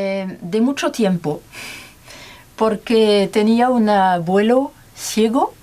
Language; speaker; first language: Spanish; non-native, learner; French